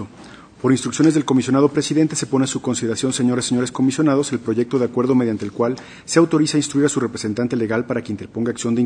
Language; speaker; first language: Spanish; native; Spanish